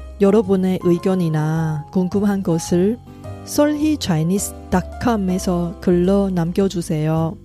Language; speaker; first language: Korean; non-native, fluent; Chinese